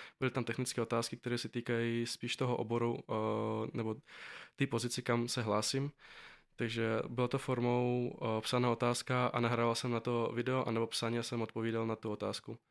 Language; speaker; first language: Czech; non-native, fluent; Azerbaijani